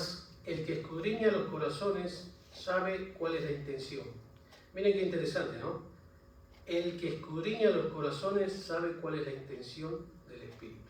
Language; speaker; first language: Spanish; native; Spanish